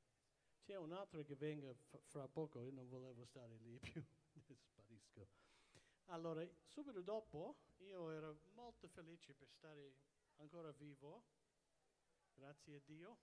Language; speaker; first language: Italian; early bilingual, heritage; English